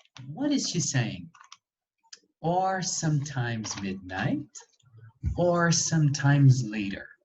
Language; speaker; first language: English; non-native, fluent; Portuguese